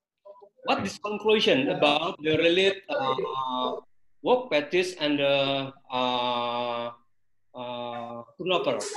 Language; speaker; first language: English; non-native, learner; Indonesian